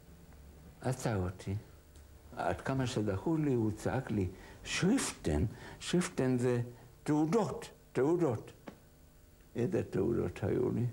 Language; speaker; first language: Hebrew; non-native, fluent; Hungarian